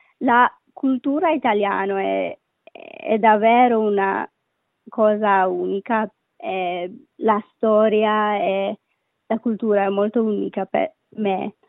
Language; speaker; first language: Italian; non-native, learner; Sinhala